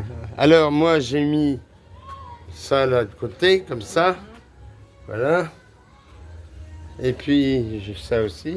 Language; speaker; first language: French; native; French